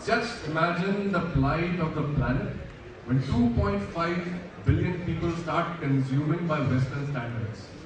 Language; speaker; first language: English; non-native, local second language; Hindi